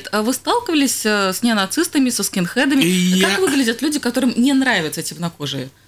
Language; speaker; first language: Russian; native; Russian